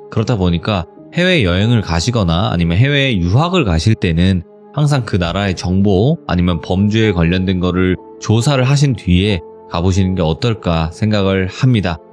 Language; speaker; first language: Korean; native; Korean